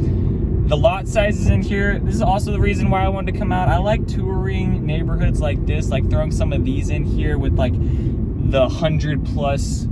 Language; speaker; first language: English; native; English